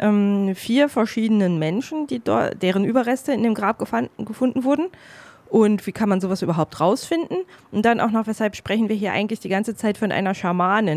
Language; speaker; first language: German; native; German